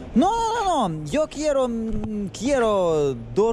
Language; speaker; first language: Spanish; non-native, learner; Russian